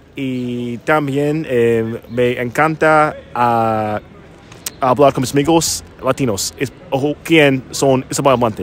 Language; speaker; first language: Spanish; non-native, learner; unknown